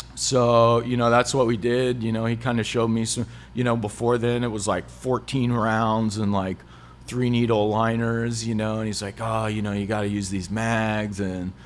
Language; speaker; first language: English; native; English